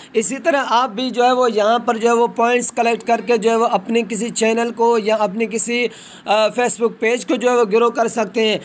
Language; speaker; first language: Hindi; non-native, local second language; Punjabi